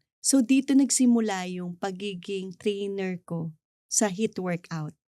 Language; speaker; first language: Filipino; non-native, local second language; Hiligaynon